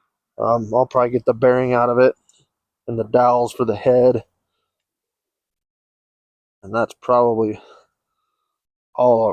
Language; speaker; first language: English; native; English